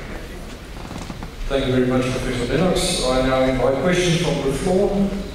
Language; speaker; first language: English; non-native, local second language; Afrikaans